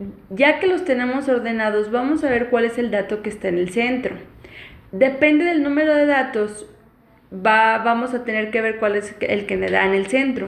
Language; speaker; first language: Spanish; native; Spanish